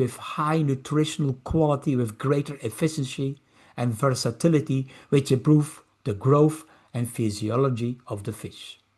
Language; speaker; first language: English; non-native, fluent; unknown